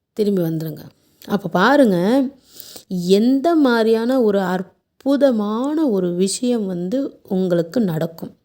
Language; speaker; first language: Tamil; non-native, local second language; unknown